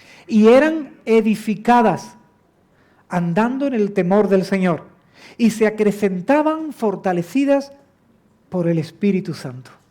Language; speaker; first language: Spanish; native; Spanish